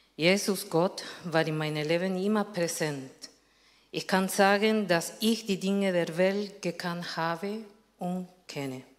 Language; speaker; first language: German; non-native, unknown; Spanish